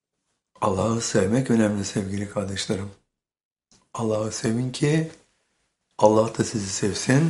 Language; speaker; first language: Turkish; native; Turkish